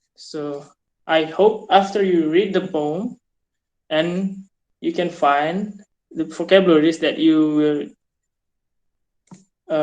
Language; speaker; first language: English; non-native, fluent; Indonesian